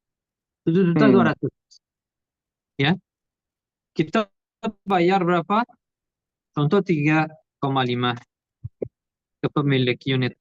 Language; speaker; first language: Indonesian; non-native, learner; Portuguese